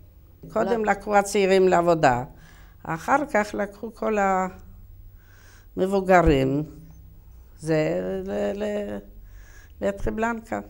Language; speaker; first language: Hebrew; non-native, learner; Yiddish